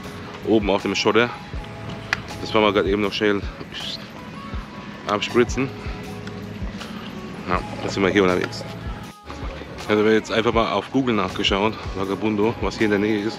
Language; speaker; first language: German; native; German